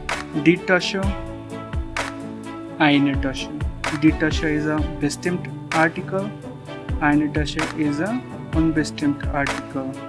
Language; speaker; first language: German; non-native, learner; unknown